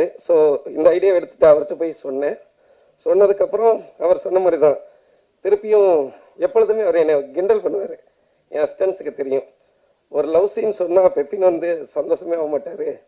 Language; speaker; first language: Tamil; native; Tamil